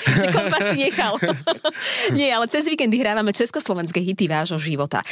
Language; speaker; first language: Slovak; native; Slovak